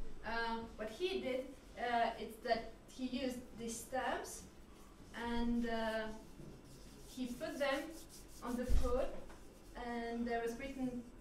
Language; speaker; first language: English; non-native, learner; French